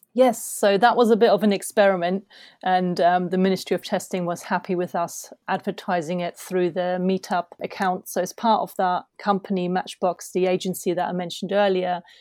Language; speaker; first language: English; non-native, fluent; German